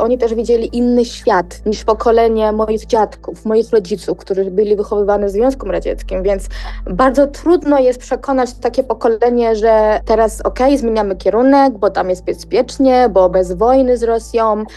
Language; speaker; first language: Polish; non-native, fluent; Georgian